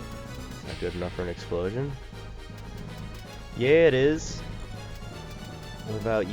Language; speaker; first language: English; native; English